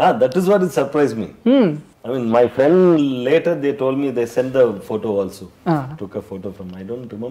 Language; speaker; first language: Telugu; non-native, learner; Tamil